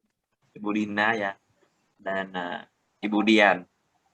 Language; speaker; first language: Indonesian; non-native, learner; Khmer